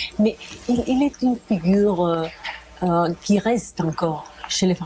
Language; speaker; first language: French; non-native, fluent; Spanish